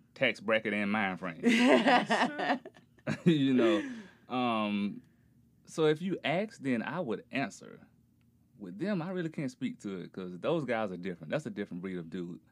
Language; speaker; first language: English; native; English